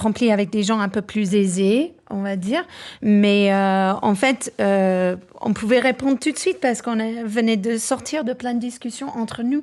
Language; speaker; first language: French; non-native, fluent; English